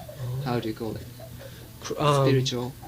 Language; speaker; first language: English; non-native, learner; Japanese